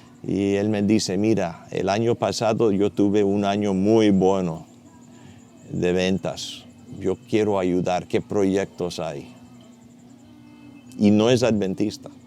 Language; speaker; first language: Spanish; non-native, fluent; Portuguese